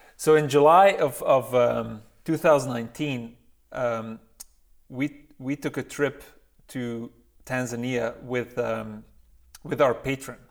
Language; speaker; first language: English; non-native, fluent; Dutch